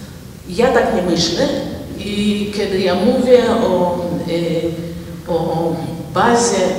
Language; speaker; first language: Polish; non-native, fluent; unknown